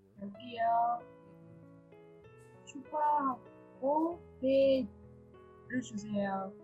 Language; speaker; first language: Korean; non-native, learner; Chinese